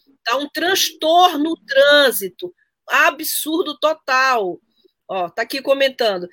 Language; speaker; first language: Portuguese; native; Portuguese